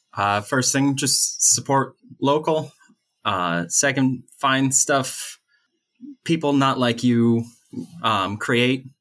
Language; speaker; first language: English; native; English